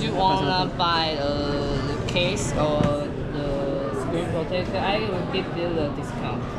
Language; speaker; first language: English; non-native, learner; Chinese